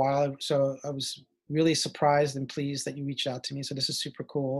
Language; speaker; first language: English; native; English